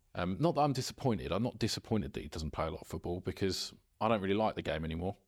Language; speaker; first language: English; native; English